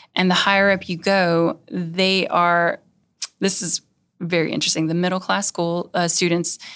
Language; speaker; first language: English; native; English